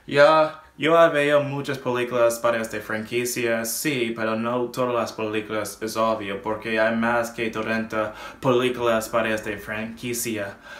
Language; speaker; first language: Spanish; non-native, learner; English